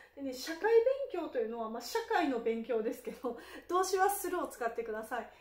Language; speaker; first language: Japanese; native; Japanese